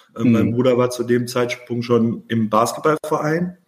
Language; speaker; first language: German; native; German